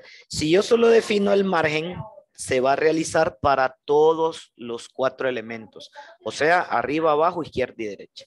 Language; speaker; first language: Spanish; native; Spanish